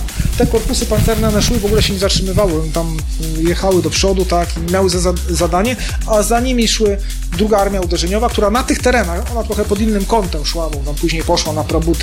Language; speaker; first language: Polish; native; Polish